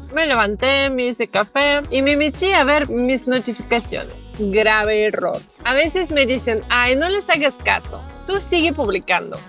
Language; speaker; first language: Spanish; non-native, fluent; Russian